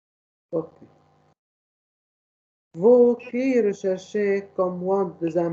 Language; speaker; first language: French; non-native, learner; Arabic